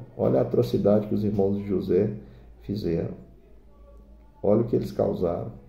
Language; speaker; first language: Portuguese; native; Portuguese